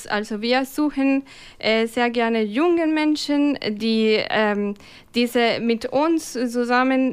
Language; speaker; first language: German; non-native, fluent; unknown